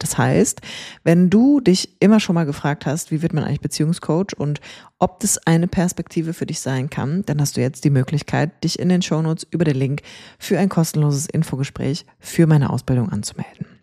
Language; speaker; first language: German; native; German